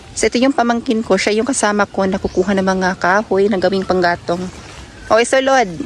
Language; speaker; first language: Filipino; non-native, local second language; Cebuano